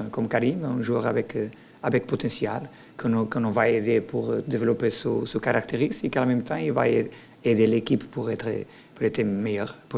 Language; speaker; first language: French; non-native, learner; Portuguese